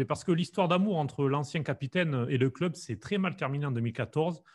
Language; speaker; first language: French; native; French